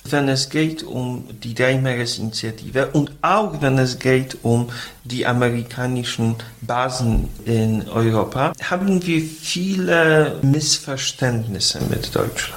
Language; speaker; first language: German; non-native, fluent; Polish